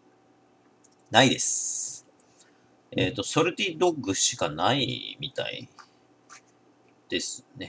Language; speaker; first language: Japanese; native; Japanese